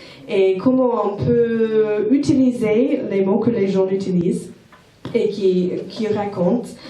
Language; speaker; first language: French; non-native, fluent; English